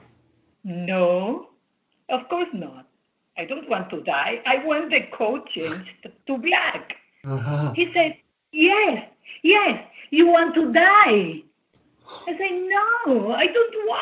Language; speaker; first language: English; non-native, fluent; Spanish